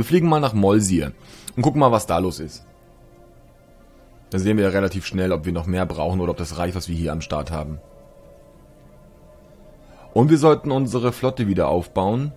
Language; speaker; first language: German; native; German